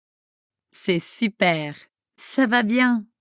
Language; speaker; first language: French; non-native, fluent; English